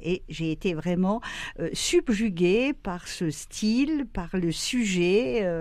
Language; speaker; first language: French; native; French